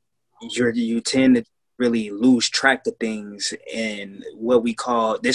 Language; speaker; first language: English; native; English